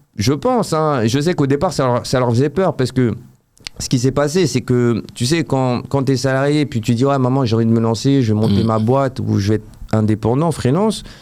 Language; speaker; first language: French; native; French